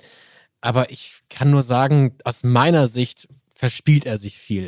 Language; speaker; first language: German; native; German